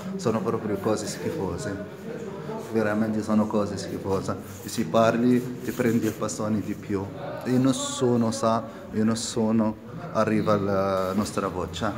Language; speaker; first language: Italian; non-native, fluent; Arabic